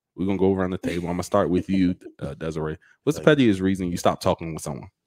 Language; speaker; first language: English; native; English